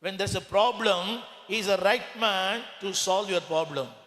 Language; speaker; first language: English; non-native, local second language; Tamil